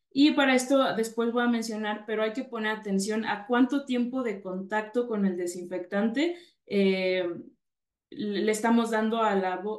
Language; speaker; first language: Spanish; native; Spanish